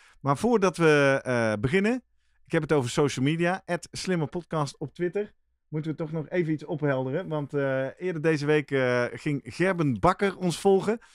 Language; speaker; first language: Dutch; native; Dutch